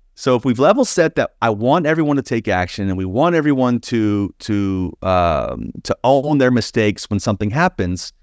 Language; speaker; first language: English; native; English